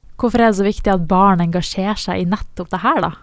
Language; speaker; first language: Norwegian; native; Norwegian